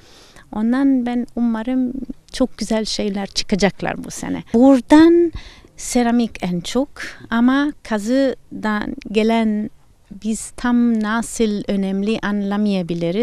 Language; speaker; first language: Turkish; non-native, fluent; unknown